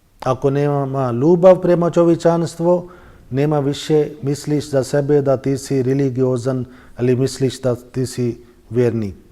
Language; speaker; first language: Bosnian; non-native, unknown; Urdu